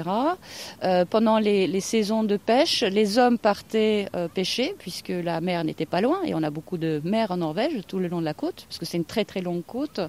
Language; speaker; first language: French; non-native, fluent; Norwegian